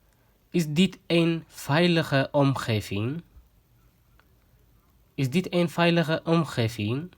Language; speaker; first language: Dutch; non-native, fluent; Tigrinya